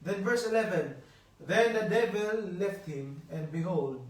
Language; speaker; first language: English; non-native, local second language; Filipino